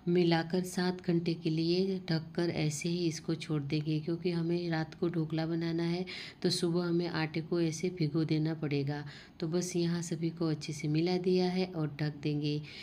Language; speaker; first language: Hindi; non-native, local second language; Gujarati